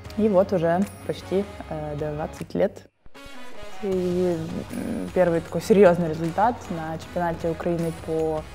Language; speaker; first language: Russian; native; Russian